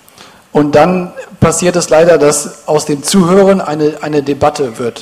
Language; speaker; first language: German; native; German